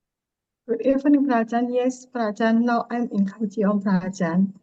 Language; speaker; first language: English; non-native, learner; Indonesian